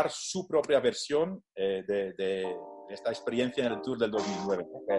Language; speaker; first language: Spanish; non-native, fluent; Dutch